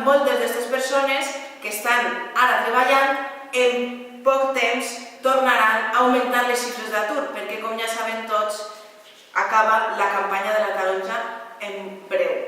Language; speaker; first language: Catalan; native; Catalan